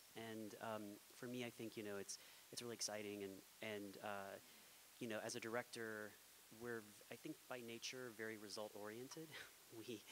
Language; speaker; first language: English; native; English